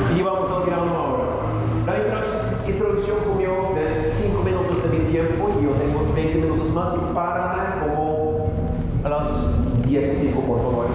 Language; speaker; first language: Spanish; non-native, fluent; Norwegian